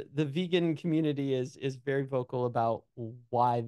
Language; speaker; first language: English; native; English